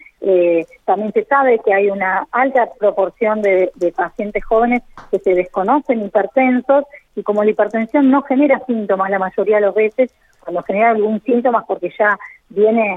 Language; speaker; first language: Spanish; native; Spanish